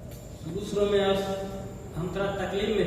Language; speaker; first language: Hindi; non-native, local second language; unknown